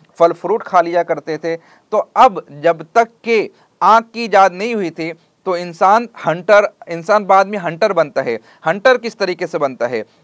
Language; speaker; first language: Urdu; native; Urdu